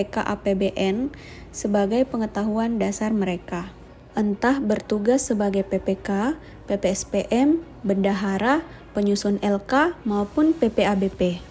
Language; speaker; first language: Indonesian; native; Indonesian